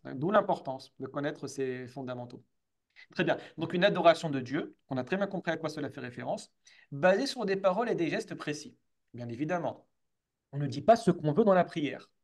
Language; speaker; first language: French; native; French